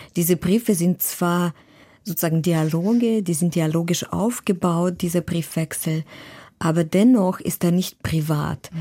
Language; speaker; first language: German; non-native, fluent; Ukrainian